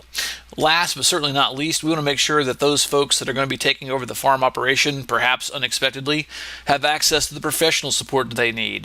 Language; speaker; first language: English; native; English